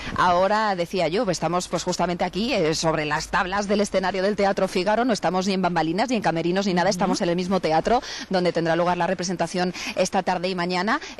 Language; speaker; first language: Spanish; native; Spanish